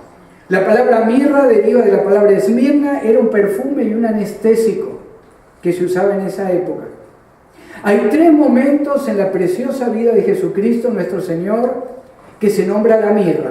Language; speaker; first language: Spanish; native; Spanish